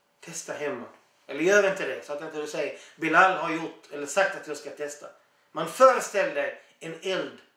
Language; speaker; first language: Swedish; non-native, fluent; Arabic